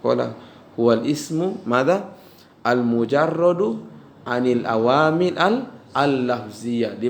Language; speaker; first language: Arabic; non-native, fluent; Indonesian